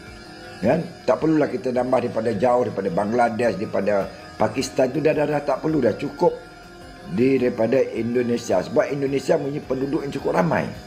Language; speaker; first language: Malay; native; Malay